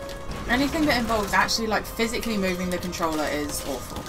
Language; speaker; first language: English; native; English